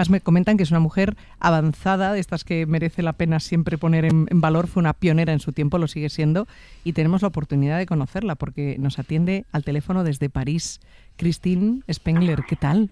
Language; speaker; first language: Spanish; native; Spanish